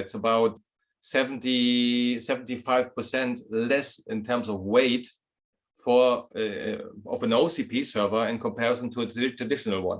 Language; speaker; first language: English; non-native, fluent; German